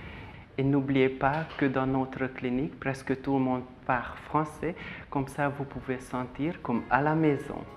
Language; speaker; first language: French; non-native, fluent; Hungarian